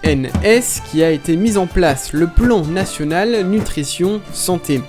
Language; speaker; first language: French; native; French